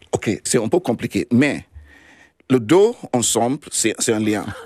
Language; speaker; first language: French; non-native, fluent; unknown